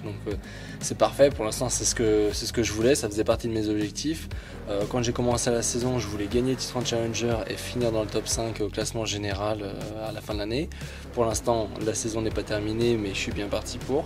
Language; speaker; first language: French; native; French